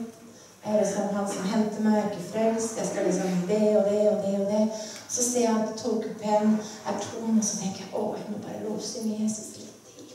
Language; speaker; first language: Norwegian; native; Norwegian